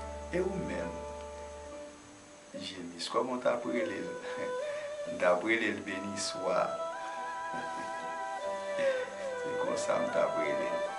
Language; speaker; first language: French; non-native, local second language; Haitian Creole